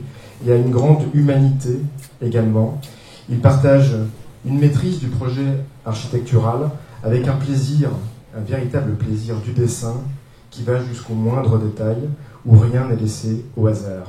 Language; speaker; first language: French; native; French